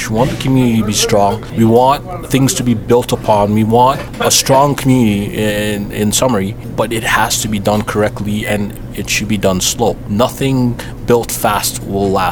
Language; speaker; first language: English; non-native, local second language; Igbo